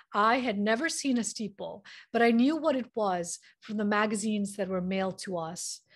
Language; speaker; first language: English; non-native, local second language; Manipuri